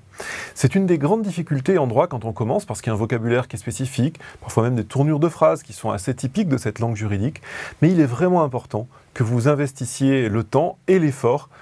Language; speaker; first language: French; native; French